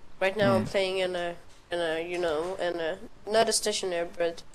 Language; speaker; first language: English; non-native, fluent; Danish